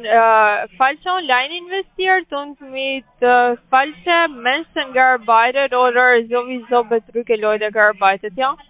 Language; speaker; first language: German; non-native, learner; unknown